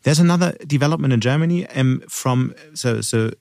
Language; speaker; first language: English; non-native, fluent; German